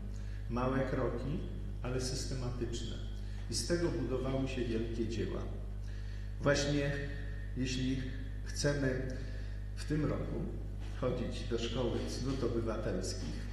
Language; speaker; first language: Polish; native; Polish